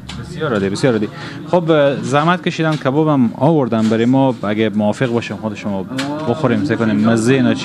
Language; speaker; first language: Persian; native; Persian